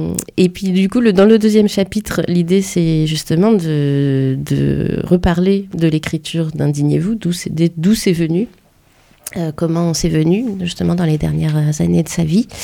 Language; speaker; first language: French; native; French